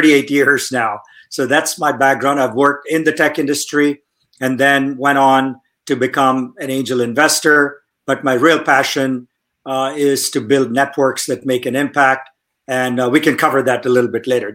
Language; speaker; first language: English; non-native, local second language; Tamil